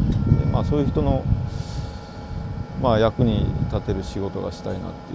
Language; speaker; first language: Japanese; native; Japanese